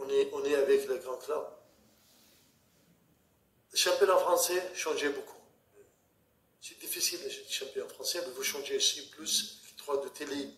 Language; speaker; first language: French; non-native, learner; Arabic